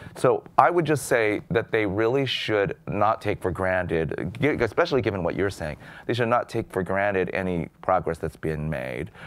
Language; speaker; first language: English; native; English